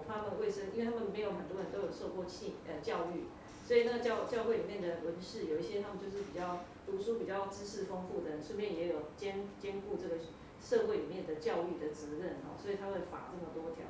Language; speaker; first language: Chinese; native; Chinese